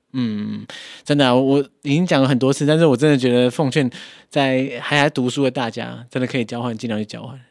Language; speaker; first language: Chinese; native; Chinese